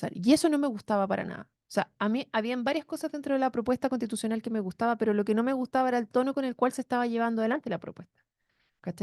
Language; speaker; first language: Spanish; native; Spanish